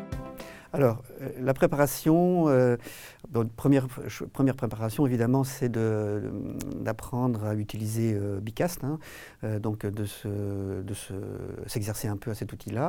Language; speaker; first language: French; native; French